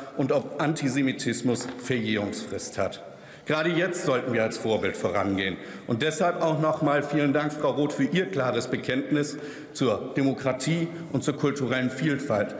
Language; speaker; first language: German; non-native, local second language; Danish